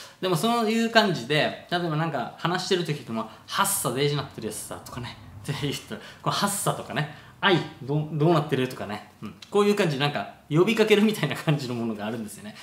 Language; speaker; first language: Japanese; native; Japanese